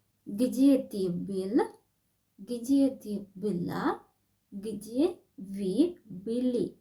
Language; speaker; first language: Russian; non-native, fluent; Sinhala